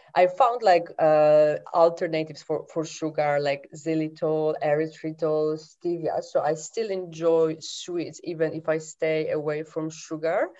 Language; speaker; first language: English; non-native, fluent; Polish